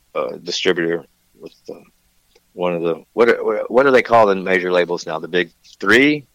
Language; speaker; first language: English; native; English